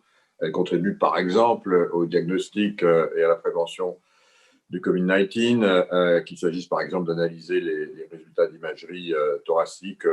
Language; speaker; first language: French; native; French